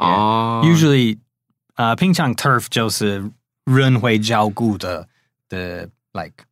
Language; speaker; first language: Chinese; non-native, fluent; English